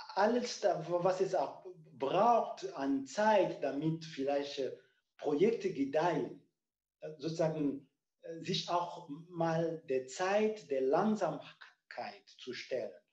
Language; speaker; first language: German; non-native, fluent; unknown